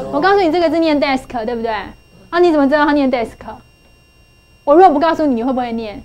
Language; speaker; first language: Chinese; native; Chinese